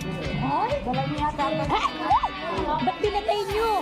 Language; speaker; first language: Filipino; native; Filipino